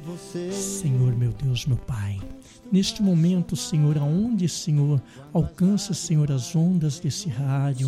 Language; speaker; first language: Portuguese; native; Portuguese